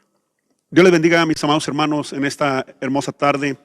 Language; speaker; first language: Spanish; native; Spanish